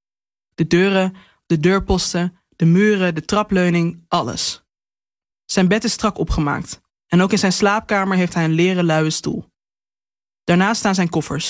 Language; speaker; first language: Dutch; native; Dutch